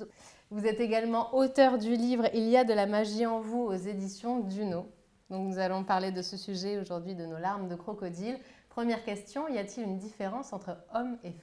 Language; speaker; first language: French; native; French